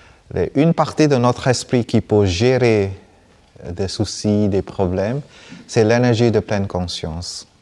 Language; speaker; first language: French; non-native, fluent; Vietnamese